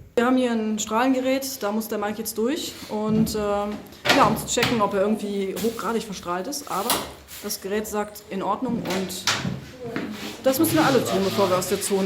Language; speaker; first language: German; native; German